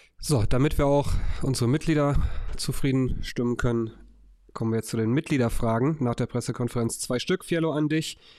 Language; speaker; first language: German; native; German